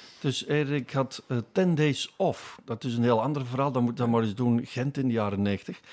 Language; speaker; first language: Dutch; native; Dutch